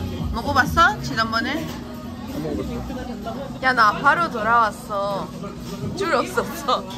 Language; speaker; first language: Korean; non-native, learner; Italian